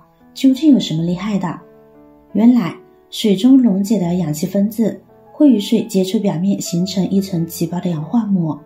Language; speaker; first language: Chinese; native; Chinese